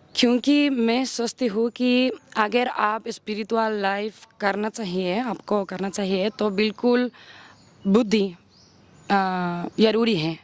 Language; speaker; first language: Hindi; non-native, learner; Spanish